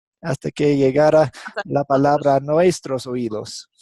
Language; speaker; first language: Spanish; non-native, fluent; English